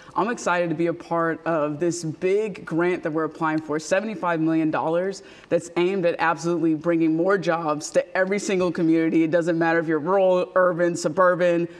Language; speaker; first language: English; native; English